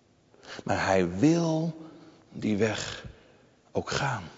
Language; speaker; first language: Dutch; native; Dutch